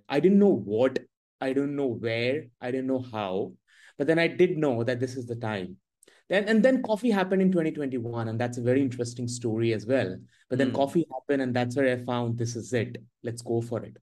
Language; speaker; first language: English; non-native, local second language; Hindi